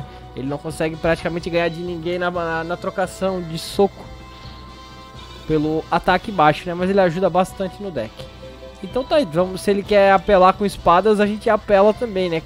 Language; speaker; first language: Portuguese; native; Portuguese